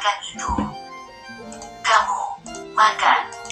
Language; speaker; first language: Indonesian; non-native, learner; German